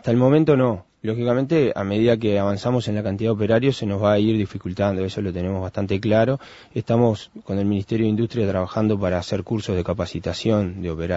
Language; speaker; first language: Spanish; native; Spanish